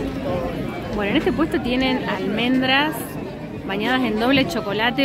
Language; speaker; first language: Spanish; native; Spanish